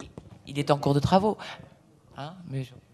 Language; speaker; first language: French; native; French